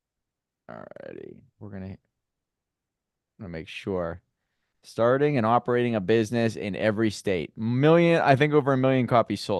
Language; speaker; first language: English; native; English